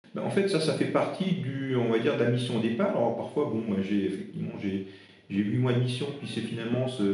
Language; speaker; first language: French; non-native, local second language; Swiss German